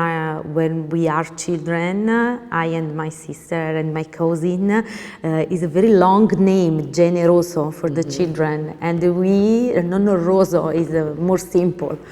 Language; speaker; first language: English; non-native, learner; Italian